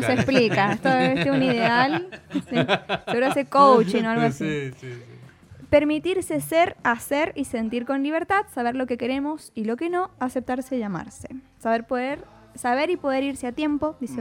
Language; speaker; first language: Spanish; native; Spanish